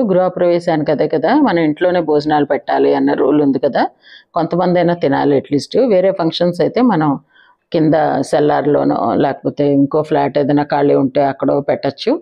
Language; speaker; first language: Telugu; native; Telugu